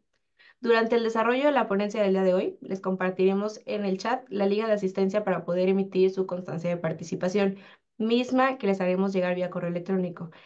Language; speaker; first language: Spanish; native; Spanish